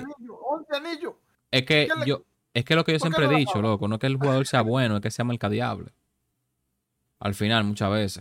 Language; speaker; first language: Spanish; native; Spanish